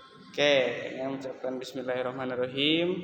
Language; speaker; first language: Indonesian; native; Indonesian